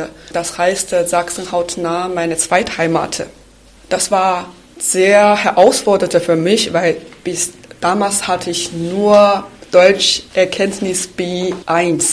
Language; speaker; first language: German; non-native, fluent; Chinese